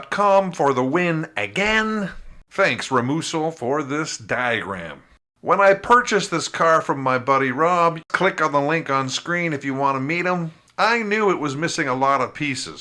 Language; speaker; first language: English; native; English